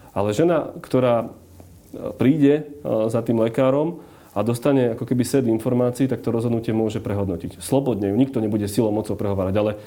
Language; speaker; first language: Slovak; native; Slovak